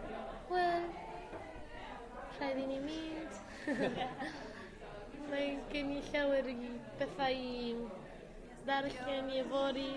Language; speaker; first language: Welsh; non-native, learner; Spanish